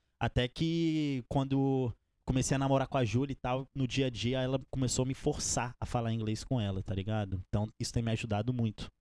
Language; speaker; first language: Portuguese; native; Portuguese